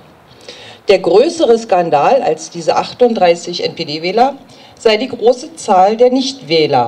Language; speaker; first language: German; native; German